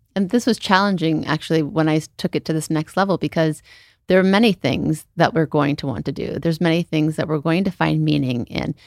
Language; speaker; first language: English; native; English